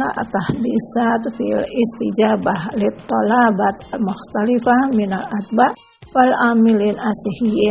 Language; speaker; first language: Arabic; non-native, fluent; Indonesian